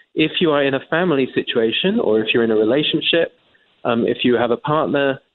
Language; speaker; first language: English; native; English